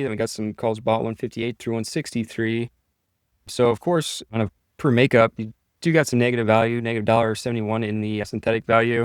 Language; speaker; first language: English; native; English